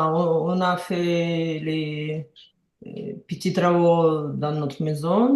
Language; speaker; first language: French; non-native, learner; Ukrainian